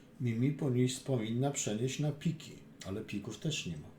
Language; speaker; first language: Polish; native; Polish